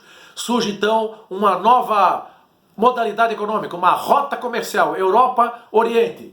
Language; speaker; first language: Portuguese; native; Portuguese